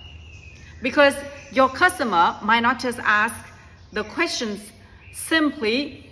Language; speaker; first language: English; non-native, fluent; Vietnamese